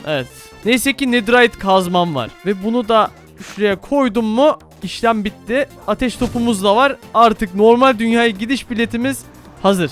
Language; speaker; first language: Turkish; native; Turkish